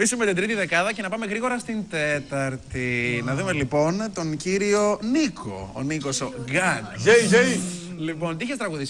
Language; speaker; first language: Greek; native; Greek